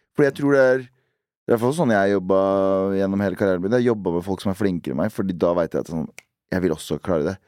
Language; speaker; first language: Norwegian; early bilingual, other home language; Central Kurdish